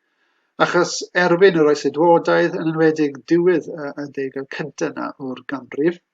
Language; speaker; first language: Welsh; native; Welsh